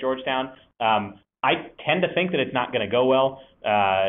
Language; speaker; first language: English; native; English